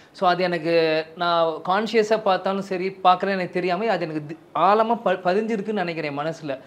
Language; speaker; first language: Tamil; native; Tamil